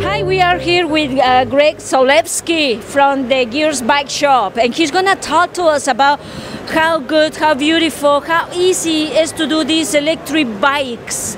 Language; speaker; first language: English; non-native, fluent; Spanish